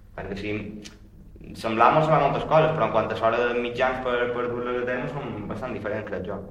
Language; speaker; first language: Catalan; native; Catalan